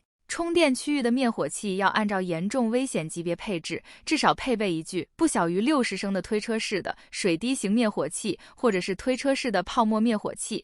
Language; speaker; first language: Chinese; native; Chinese